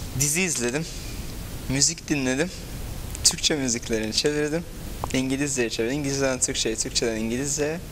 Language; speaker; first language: Turkish; non-native, fluent; Arabic